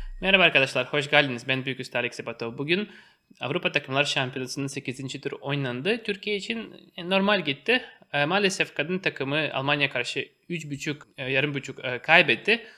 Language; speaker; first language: Turkish; non-native, fluent; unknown